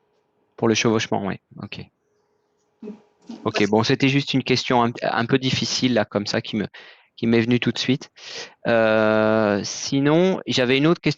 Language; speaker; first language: French; native; French